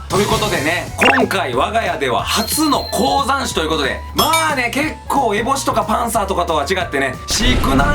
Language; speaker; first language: Japanese; native; Japanese